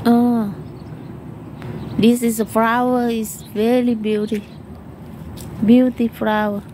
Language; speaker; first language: English; non-native, learner; Thai